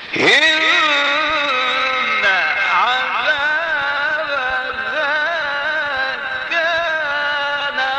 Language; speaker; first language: Arabic; native; Arabic